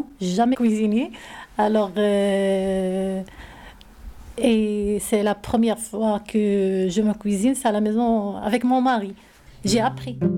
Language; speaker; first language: French; non-native, learner; Arabic